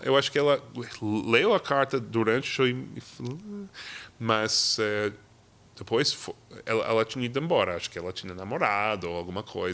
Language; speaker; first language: Portuguese; non-native, fluent; English